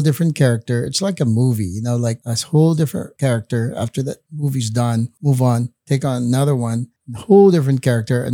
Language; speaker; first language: English; non-native, local second language; Hiligaynon